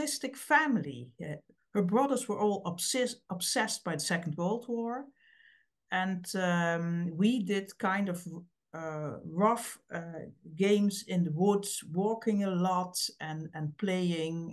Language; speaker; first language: English; non-native, fluent; Dutch